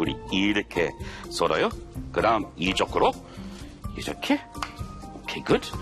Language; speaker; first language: Korean; non-native, fluent; English